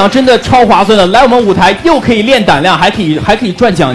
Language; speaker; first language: Chinese; native; Chinese